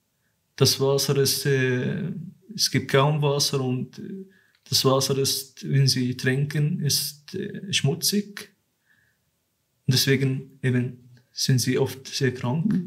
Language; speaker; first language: German; non-native, fluent; Arabic